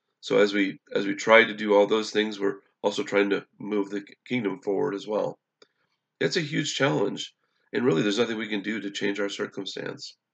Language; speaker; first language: English; native; English